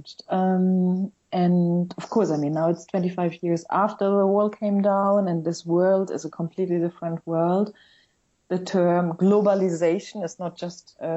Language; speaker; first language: English; non-native, fluent; German